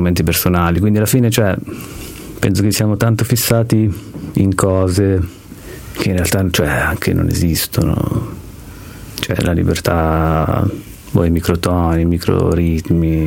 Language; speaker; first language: Italian; native; Italian